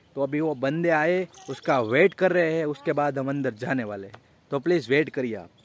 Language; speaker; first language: Hindi; non-native, local second language; Gujarati